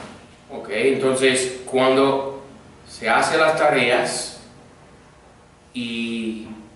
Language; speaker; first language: Spanish; non-native, fluent; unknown